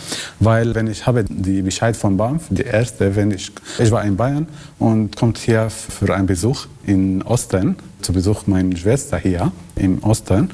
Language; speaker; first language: German; non-native, learner; Arabic